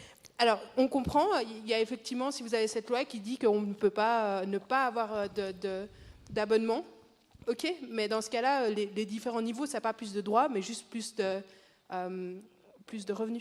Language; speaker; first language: French; native; French